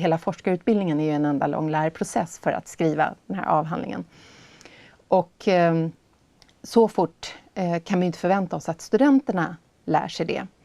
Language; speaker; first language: Swedish; native; Swedish